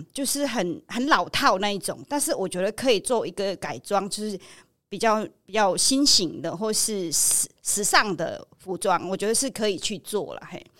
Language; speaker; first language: Chinese; non-native, fluent; Hakka Chinese